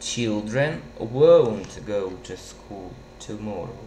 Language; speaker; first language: English; non-native, fluent; Russian